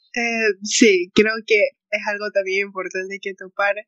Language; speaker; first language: Spanish; native; Spanish